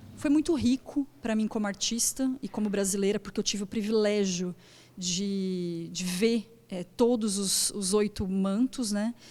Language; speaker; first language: Portuguese; native; Portuguese